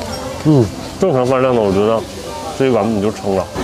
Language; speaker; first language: Chinese; native; Chinese